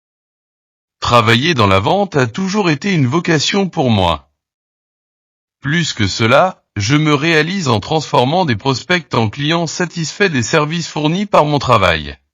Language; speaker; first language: French; non-native, learner; Portuguese